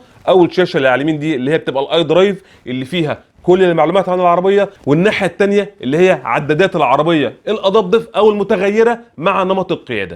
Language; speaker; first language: Arabic; native; Arabic